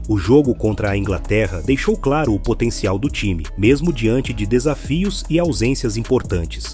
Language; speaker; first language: Portuguese; native; Portuguese